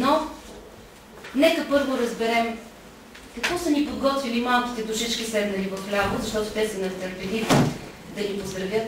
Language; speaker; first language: Bulgarian; native; Bulgarian